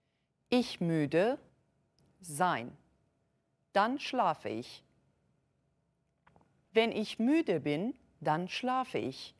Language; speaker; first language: German; non-native, learner; Turkish